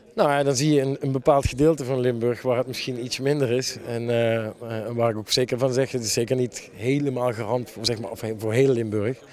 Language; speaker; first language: Dutch; native; Dutch